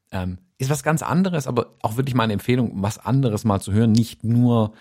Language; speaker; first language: German; non-native, fluent; English